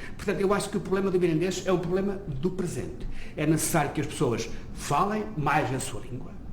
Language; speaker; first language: Portuguese; non-native, local second language; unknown